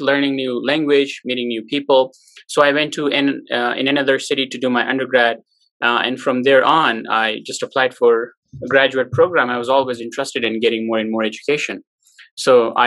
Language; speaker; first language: English; non-native, local second language; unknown